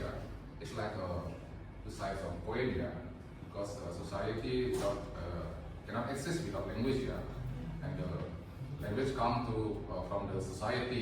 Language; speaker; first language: English; non-native, fluent; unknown